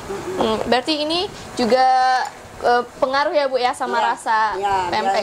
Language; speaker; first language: Indonesian; native; Indonesian